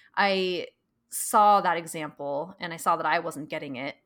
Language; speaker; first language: English; early bilingual, other home language; Thai